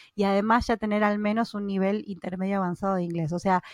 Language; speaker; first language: Spanish; native; Spanish